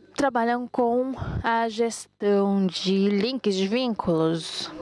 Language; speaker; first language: Portuguese; non-native, fluent; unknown